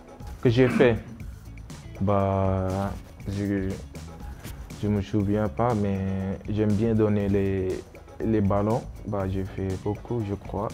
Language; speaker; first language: French; non-native, local second language; Wolof